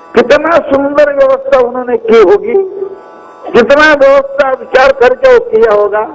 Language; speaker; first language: Hindi; non-native, local second language; Kannada